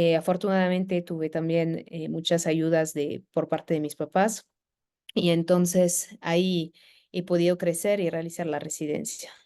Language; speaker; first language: Spanish; non-native, fluent; French